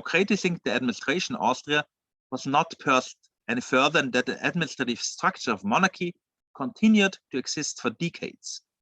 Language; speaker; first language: English; non-native, fluent; German